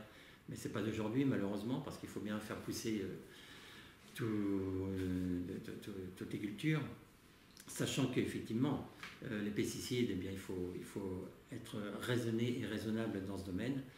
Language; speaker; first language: French; native; French